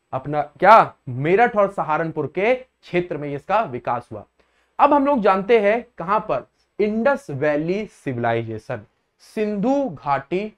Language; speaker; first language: Hindi; native; Hindi